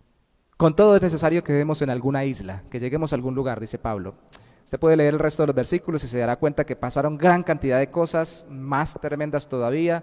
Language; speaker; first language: Spanish; native; Spanish